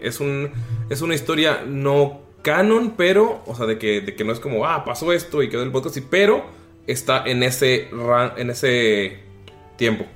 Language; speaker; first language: Spanish; native; Spanish